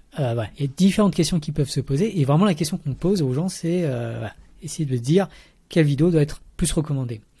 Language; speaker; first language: French; early bilingual, other home language; Vietnamese